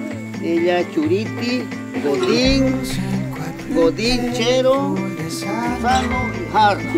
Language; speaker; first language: Spanish; non-native, local second language; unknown